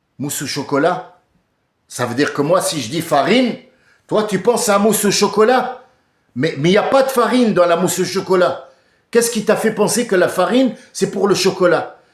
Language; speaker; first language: French; early bilingual, other home language; Arabic